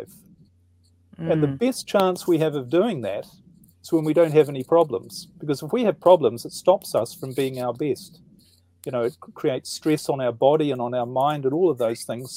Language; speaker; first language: English; native; English